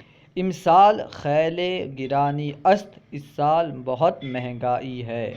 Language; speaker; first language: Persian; non-native, fluent; Urdu